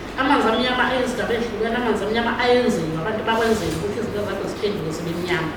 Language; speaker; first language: Zulu; non-native, local second language; Xhosa